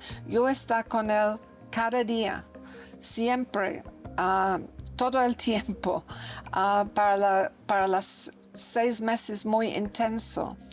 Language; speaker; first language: Spanish; non-native, learner; English